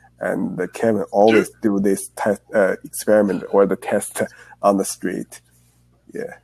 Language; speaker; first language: English; non-native, learner; Chinese